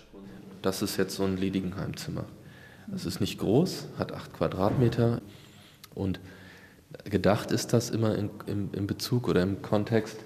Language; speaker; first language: German; native; German